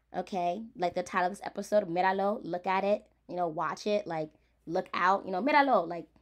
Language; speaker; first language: English; early bilingual, other home language; Spanish